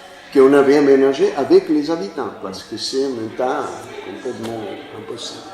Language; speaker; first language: French; non-native, fluent; Spanish